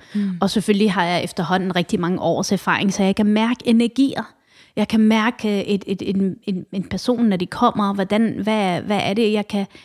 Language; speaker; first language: Danish; early bilingual, other home language; Arabic